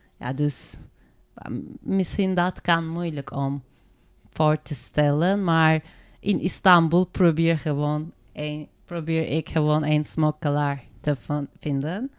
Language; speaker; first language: Dutch; non-native, learner; Turkish